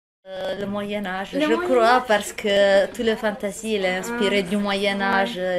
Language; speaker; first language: French; non-native, fluent; Italian